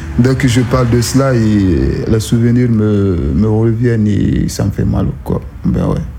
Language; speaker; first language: French; non-native, local second language; Susu